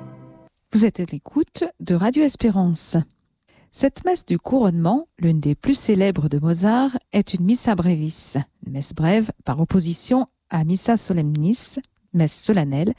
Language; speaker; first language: French; native; French